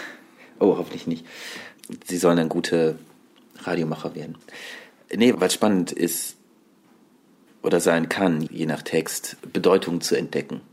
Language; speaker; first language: German; native; German